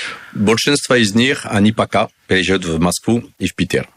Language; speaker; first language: Russian; non-native, learner; French